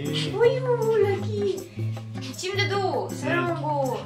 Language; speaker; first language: Korean; non-native, learner; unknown